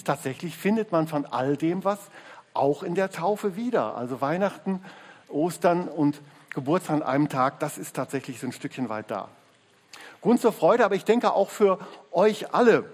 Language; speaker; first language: German; native; German